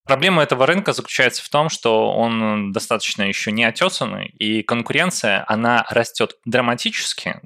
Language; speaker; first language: Russian; native; Russian